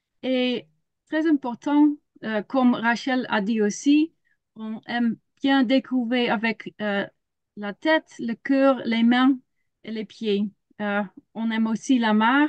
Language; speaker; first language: French; non-native, learner; Dutch